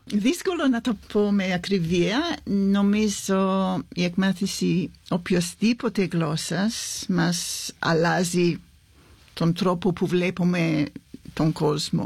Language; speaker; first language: Greek; non-native, fluent; English